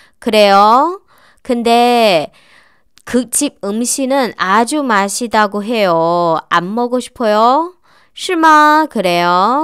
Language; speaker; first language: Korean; non-native, fluent; Chinese